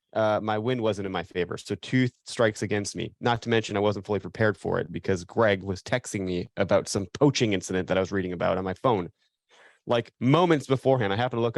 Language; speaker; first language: English; native; English